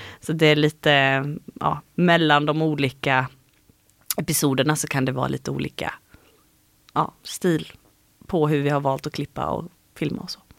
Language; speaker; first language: Swedish; native; Swedish